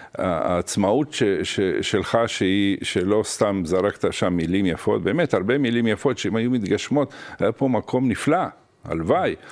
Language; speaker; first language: Hebrew; early bilingual, other home language; Arabic